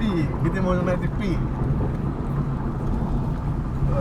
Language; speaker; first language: Russian; non-native, learner; Hindi